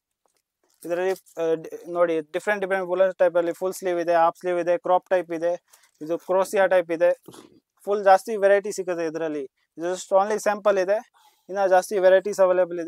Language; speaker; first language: Kannada; non-native, local second language; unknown